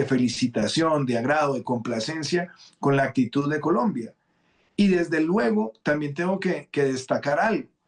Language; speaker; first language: Spanish; native; Spanish